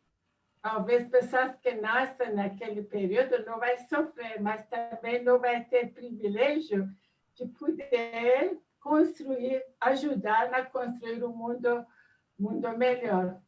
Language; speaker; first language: Portuguese; non-native, fluent; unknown